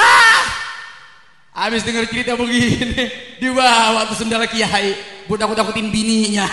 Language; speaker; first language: Indonesian; native; Indonesian